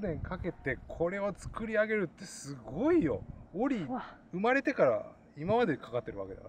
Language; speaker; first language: Japanese; native; Japanese